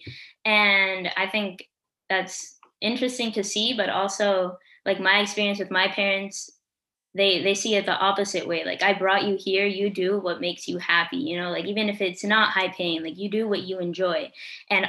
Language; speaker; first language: English; early bilingual, other home language; Spanish